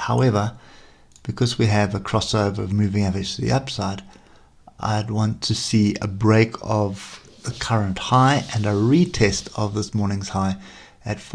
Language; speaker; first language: English; native; English